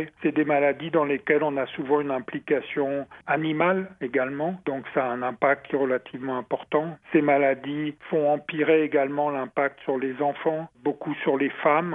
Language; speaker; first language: French; native; French